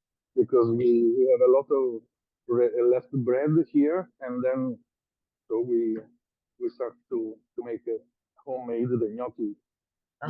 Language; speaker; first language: English; non-native, learner; Italian